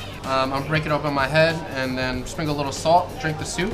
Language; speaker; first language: English; native; English